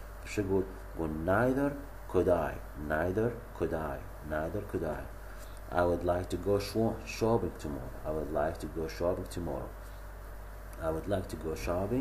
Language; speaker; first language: English; non-native, fluent; Arabic